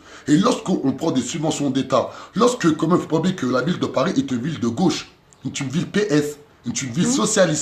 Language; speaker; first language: French; native; French